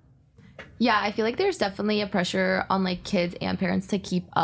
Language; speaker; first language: English; native; English